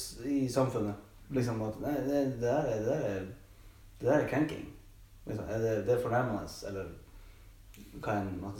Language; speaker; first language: Norwegian; native; Norwegian